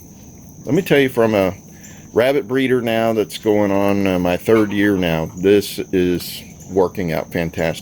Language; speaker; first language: English; native; English